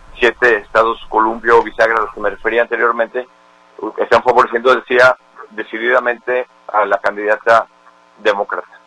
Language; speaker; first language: Spanish; native; Spanish